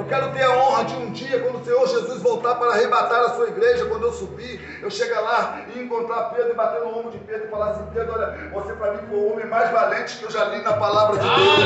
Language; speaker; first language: Portuguese; native; Portuguese